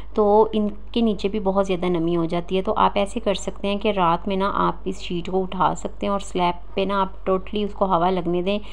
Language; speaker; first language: Urdu; native; Urdu